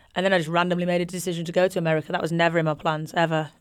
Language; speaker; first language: English; native; English